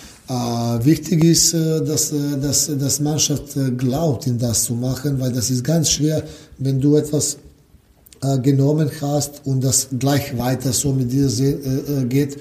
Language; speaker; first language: German; non-native, learner; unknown